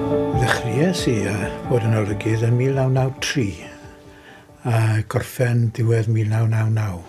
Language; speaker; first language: Welsh; native; Welsh